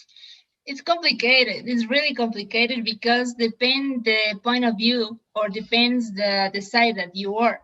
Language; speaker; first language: English; non-native, learner; Spanish